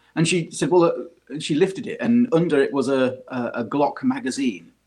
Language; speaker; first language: English; native; English